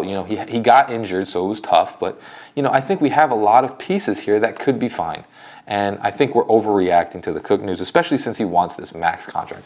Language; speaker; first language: English; native; English